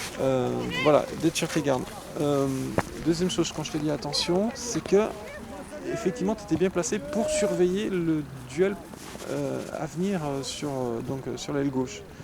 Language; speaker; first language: French; native; French